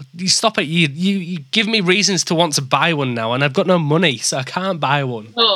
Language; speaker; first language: English; native; English